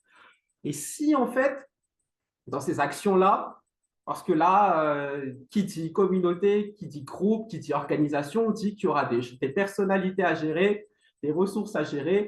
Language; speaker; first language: French; non-native, local second language; Malagasy